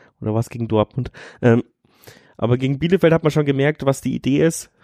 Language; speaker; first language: German; native; German